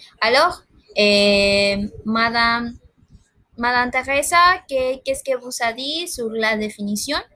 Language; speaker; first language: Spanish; non-native, learner; French